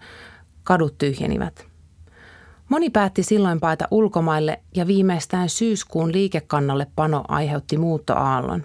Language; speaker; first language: Finnish; native; Finnish